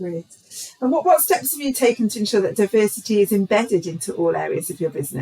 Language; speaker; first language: English; native; English